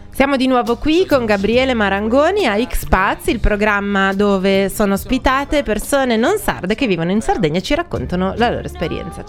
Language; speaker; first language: Italian; native; Italian